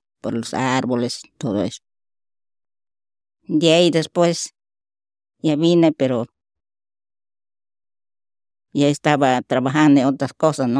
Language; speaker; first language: Spanish; non-native, local second language; Shipibo-Conibo